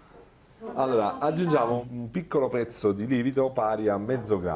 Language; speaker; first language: Italian; native; Italian